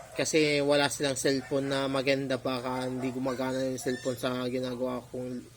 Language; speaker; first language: Filipino; non-native, local second language; Pangasinan